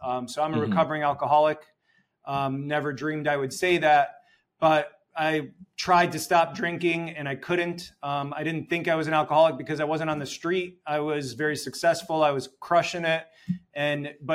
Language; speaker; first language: English; native; English